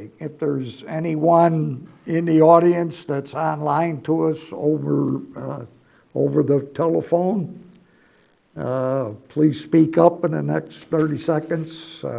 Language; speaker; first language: English; native; English